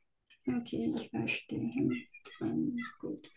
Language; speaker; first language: German; non-native, learner; Turkish